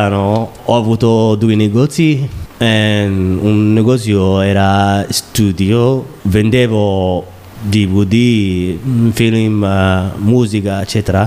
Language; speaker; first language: Italian; non-native, learner; Somali